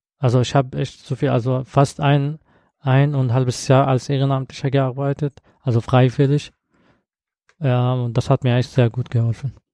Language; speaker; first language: German; non-native, learner; Arabic